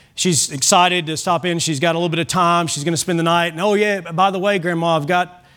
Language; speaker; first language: English; native; English